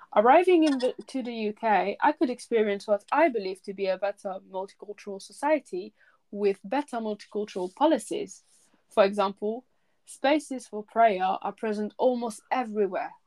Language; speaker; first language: English; early bilingual, other home language; French